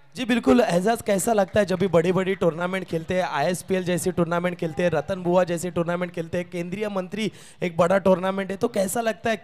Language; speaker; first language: Hindi; non-native, local second language; Marathi